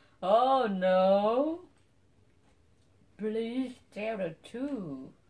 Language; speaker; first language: English; non-native, learner; Vietnamese